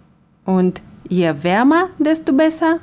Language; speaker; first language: German; non-native, fluent; Russian